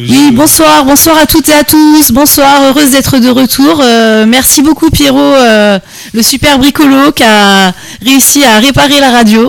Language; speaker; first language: French; native; French